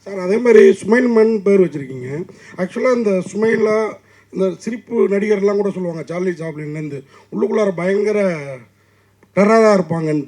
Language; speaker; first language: Tamil; native; Tamil